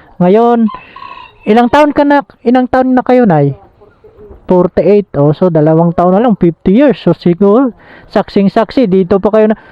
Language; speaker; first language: Filipino; non-native, local second language; Waray